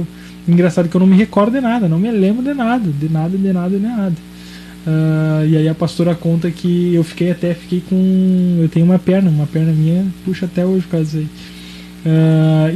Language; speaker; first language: Portuguese; native; Portuguese